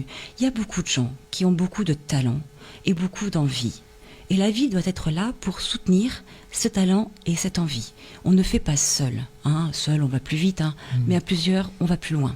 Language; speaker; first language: French; native; French